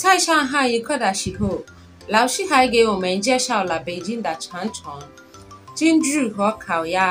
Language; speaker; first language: Chinese; non-native, learner; Igbo